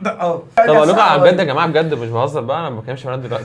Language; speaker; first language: Arabic; native; Arabic